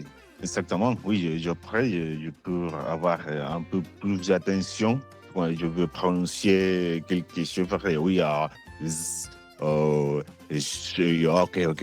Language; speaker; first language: French; non-native, learner; Spanish